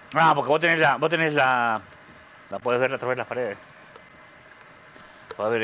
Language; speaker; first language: Spanish; native; Spanish